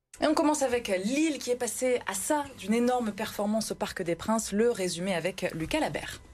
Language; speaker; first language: French; native; French